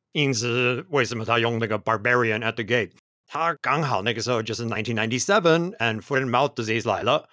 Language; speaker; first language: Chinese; non-native, fluent; English